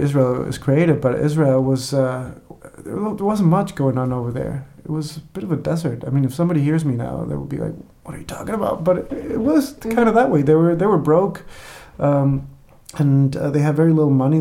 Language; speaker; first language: English; non-native, fluent; Spanish